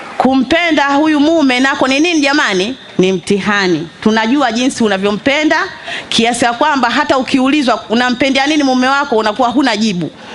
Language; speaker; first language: Swahili; native; Swahili